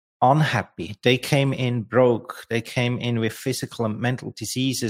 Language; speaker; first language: English; non-native, fluent; Swiss German